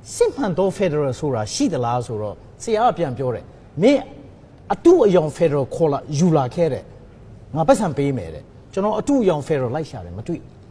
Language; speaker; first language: Burmese; non-native, local second language; Hakha Chin